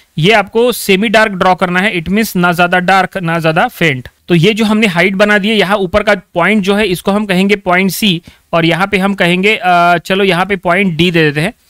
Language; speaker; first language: Hindi; non-native, local second language; Marathi